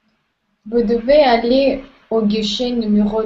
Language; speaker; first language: French; non-native, learner; Russian